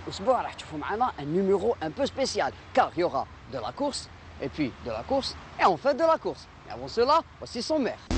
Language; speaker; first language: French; non-native, local second language; Arabic